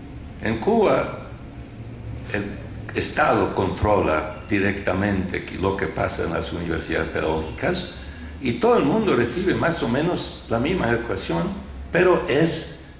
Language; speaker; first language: Spanish; non-native, fluent; English